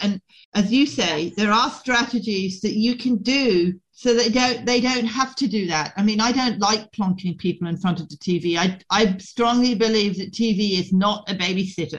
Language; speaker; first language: English; native; English